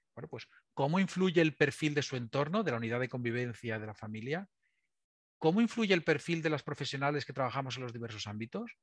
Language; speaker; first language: Spanish; native; Spanish